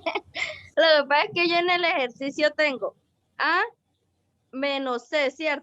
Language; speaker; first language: Spanish; native; Spanish